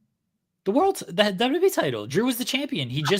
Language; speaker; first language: English; native; English